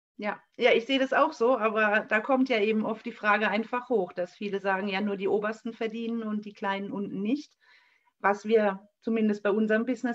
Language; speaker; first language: German; native; German